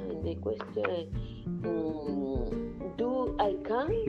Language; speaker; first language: English; non-native, learner; Spanish